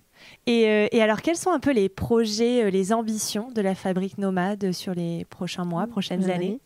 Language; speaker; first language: French; native; French